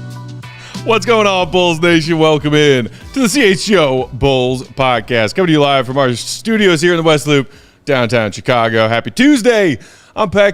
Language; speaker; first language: English; native; English